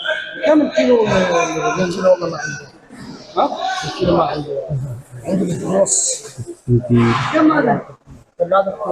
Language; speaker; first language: Arabic; non-native, learner; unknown